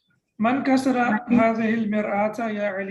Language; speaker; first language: Arabic; non-native, fluent; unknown